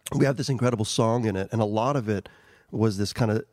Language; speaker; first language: English; early bilingual, other home language; Albanian